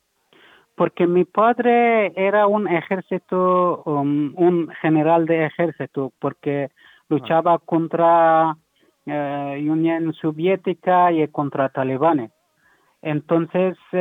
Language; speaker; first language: Spanish; non-native, learner; Persian